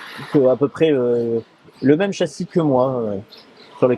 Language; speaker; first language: French; native; French